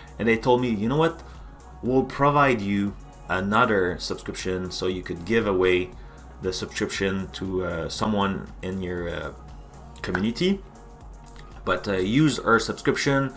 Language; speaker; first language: English; non-native, fluent; French